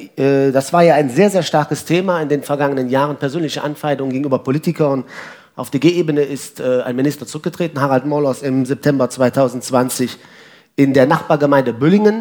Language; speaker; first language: German; native; German